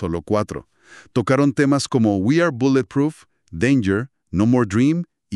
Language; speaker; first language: Spanish; native; Spanish